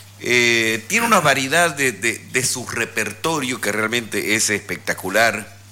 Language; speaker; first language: Spanish; native; Spanish